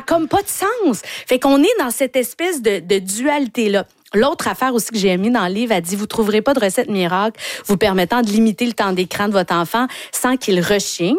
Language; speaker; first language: French; native; French